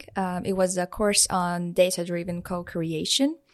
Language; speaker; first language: English; non-native, fluent; Persian